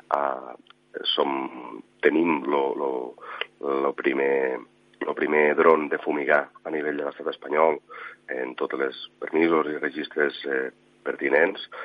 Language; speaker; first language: Catalan; native; Catalan